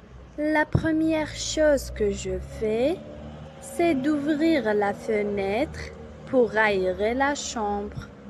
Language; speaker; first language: French; non-native, local second language; Arabic